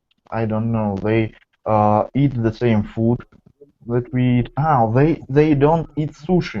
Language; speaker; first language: English; non-native, fluent; Russian